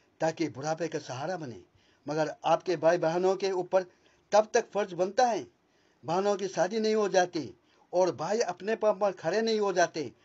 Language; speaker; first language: Hindi; non-native, local second language; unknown